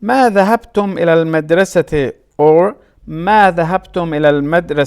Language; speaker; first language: Arabic; non-native, learner; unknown